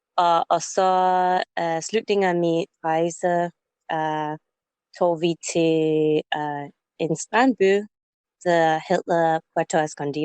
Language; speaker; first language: Danish; non-native, learner; English